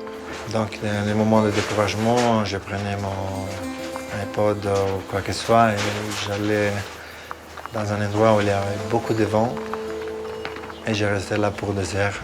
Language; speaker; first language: French; non-native, fluent; Italian